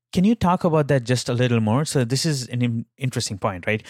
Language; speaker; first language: English; non-native, local second language; Tamil